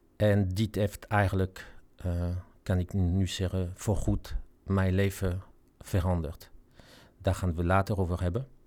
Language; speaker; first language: Dutch; non-native, fluent; French